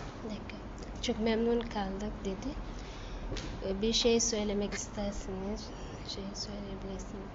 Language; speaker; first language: Turkish; non-native, learner; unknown